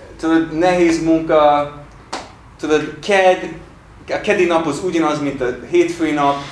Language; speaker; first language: Hungarian; non-native, fluent; English